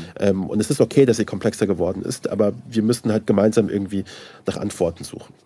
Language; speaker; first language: German; early bilingual, other home language; Persian